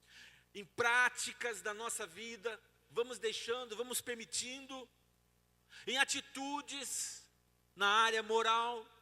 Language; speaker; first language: Portuguese; native; Portuguese